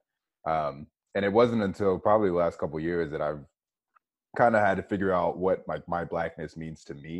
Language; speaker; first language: English; native; English